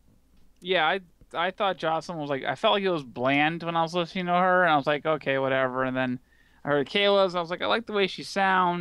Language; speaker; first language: English; native; English